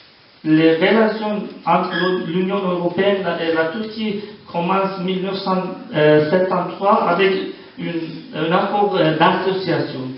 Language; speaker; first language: French; non-native, learner; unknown